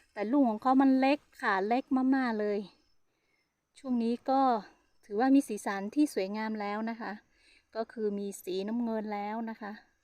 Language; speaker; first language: Thai; non-native, local second language; Hmong